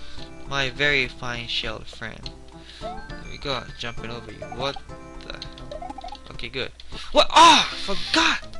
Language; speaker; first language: English; native; English